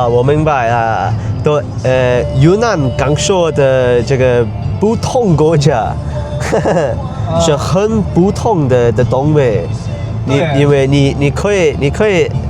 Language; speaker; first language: Chinese; non-native, learner; English